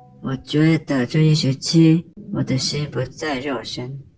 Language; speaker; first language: Chinese; non-native, learner; Lao